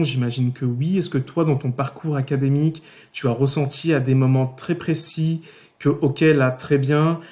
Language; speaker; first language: French; native; French